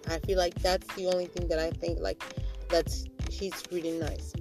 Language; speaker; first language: English; early bilingual, other home language; Spanish